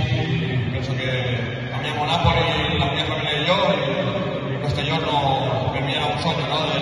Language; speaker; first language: Italian; non-native, learner; Spanish